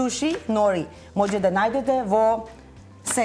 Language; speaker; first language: Macedonian; non-native, learner; Filipino